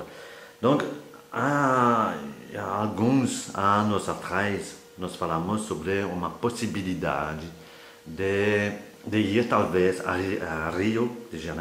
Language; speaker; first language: Portuguese; non-native, fluent; French